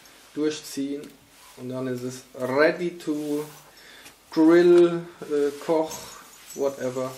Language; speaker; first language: German; native; German